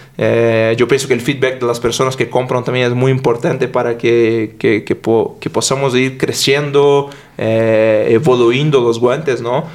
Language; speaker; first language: Spanish; non-native, fluent; Portuguese